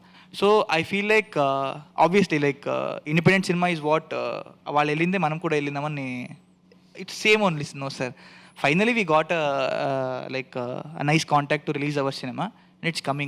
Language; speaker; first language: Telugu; native; Telugu